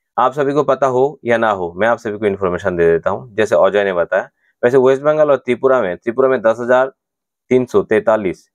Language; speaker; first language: Hindi; non-native, local second language; Bangla